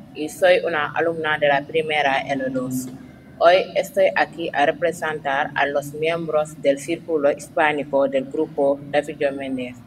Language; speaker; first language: Spanish; non-native, learner; Wolof